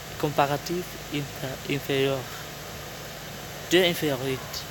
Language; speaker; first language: French; non-native, learner; Spanish